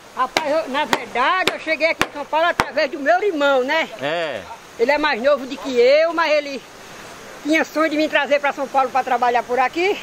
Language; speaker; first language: Portuguese; native; Portuguese